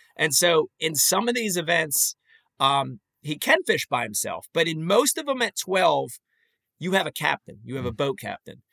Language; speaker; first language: English; native; English